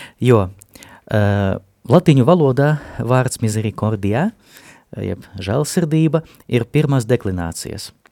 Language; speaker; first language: Latvian; non-native, local second language; Russian